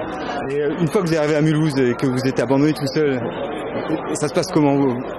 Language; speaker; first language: French; native; French